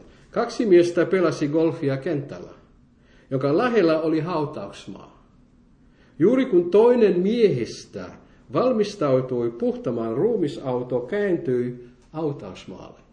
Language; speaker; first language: Finnish; non-native, fluent; French